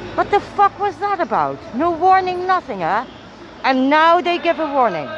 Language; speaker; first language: English; non-native, fluent; Dutch